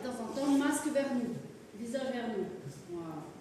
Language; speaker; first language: French; native; French